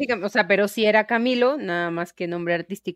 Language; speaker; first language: Spanish; native; Spanish